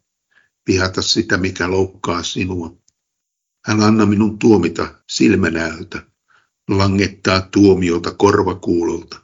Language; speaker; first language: Finnish; native; Finnish